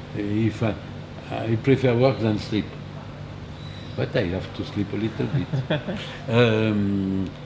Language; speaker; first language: English; non-native, learner; French